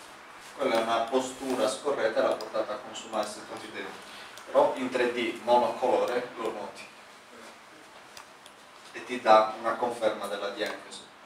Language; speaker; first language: Italian; native; Italian